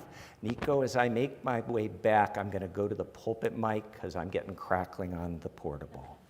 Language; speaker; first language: English; native; English